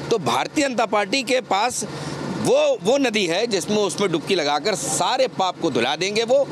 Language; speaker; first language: Hindi; native; Hindi